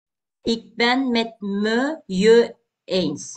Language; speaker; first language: Dutch; non-native, learner; Turkish